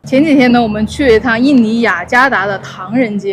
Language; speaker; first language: Chinese; native; Chinese